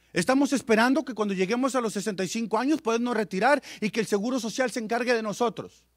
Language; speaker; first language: Spanish; native; Spanish